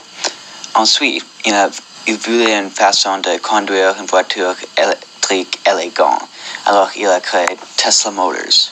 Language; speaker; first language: French; non-native, local second language; English